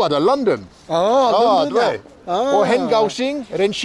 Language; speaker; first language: Chinese; non-native, learner; English